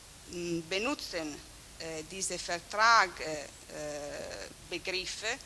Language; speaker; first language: German; non-native, fluent; Italian